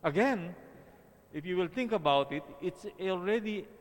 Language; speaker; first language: English; non-native, local second language; Filipino